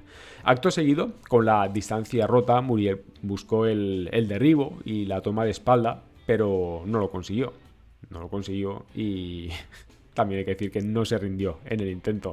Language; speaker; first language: Spanish; native; Spanish